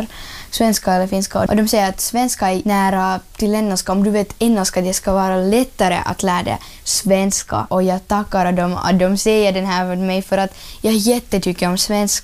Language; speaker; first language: Swedish; early bilingual, other home language; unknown